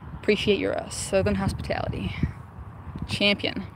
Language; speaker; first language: English; native; English